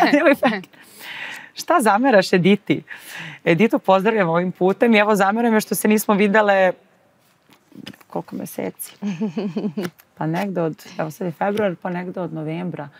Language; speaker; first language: Serbian; native; Serbian